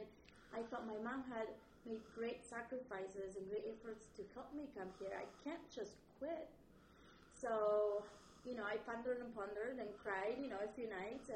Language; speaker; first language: English; non-native, fluent; Spanish